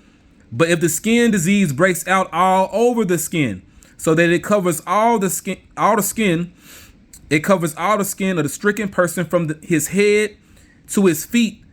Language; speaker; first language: English; native; English